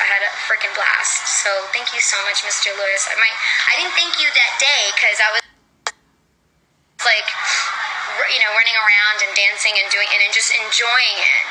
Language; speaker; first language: English; early bilingual, other home language; Spanish